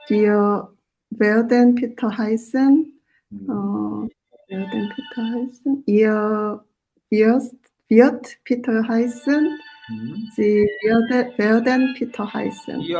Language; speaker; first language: German; non-native, learner; Korean